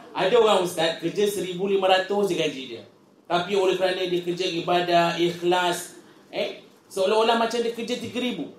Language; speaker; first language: Malay; native; Malay